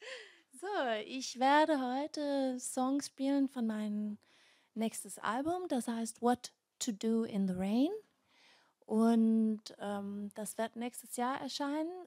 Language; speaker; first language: German; non-native, fluent; Danish